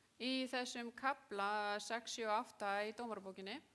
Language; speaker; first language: Icelandic; non-native, fluent; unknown